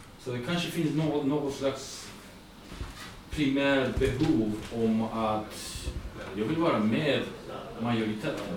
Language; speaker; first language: Swedish; non-native, fluent; English